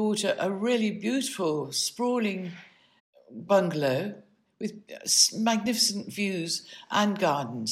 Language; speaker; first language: English; native; English